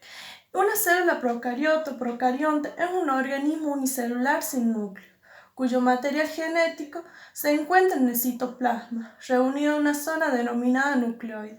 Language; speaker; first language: Spanish; native; Spanish